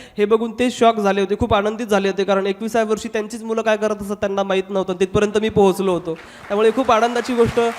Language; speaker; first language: Marathi; non-native, local second language; Hindi